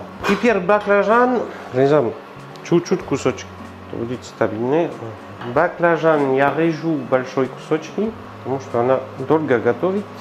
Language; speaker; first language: Russian; non-native, learner; French